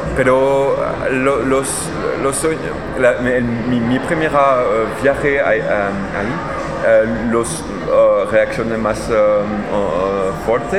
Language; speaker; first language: Spanish; non-native, learner; French